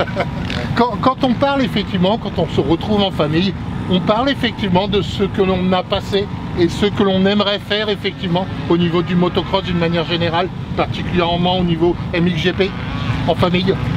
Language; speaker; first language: French; native; French